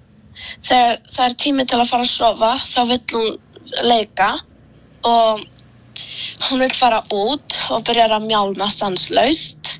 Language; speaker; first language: Icelandic; early bilingual, other home language; Polish